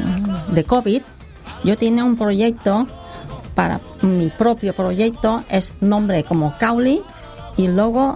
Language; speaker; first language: Spanish; non-native, learner; Khmer